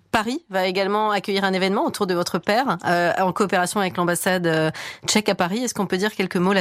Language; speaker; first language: French; native; French